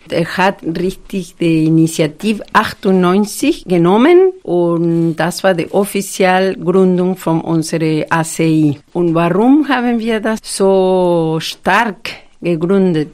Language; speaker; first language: German; non-native, fluent; Spanish